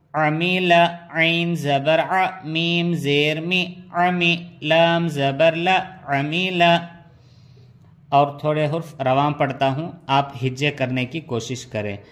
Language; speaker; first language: Urdu; native; Urdu